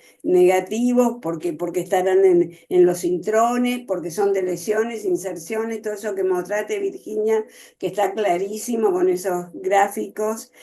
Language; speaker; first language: Spanish; native; Spanish